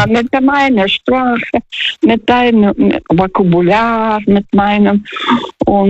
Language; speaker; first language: German; non-native, fluent; Russian